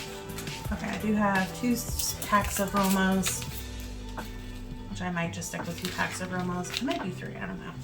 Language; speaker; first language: English; native; English